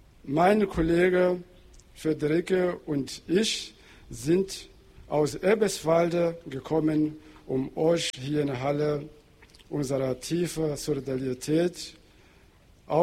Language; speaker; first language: German; non-native, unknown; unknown